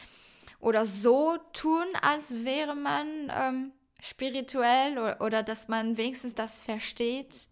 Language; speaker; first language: German; non-native, fluent; French